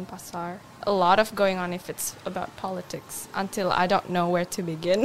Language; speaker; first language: English; non-native, fluent; Indonesian